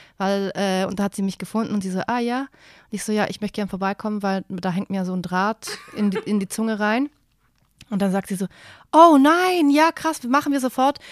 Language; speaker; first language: German; native; German